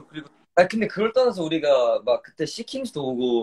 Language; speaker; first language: Korean; early bilingual, heritage; English